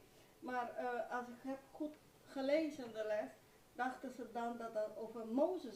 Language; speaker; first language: Dutch; non-native, fluent; Spanish